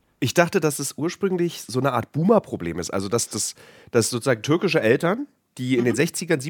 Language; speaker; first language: German; native; German